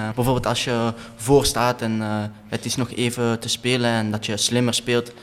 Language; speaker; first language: Dutch; native; Dutch